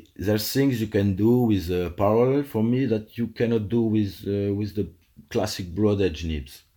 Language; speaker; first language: English; non-native, fluent; French